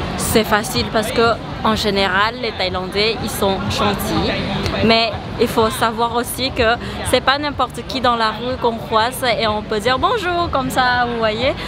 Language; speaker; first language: French; non-native, fluent; Thai